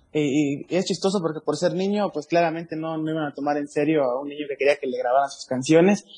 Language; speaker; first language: Spanish; native; Spanish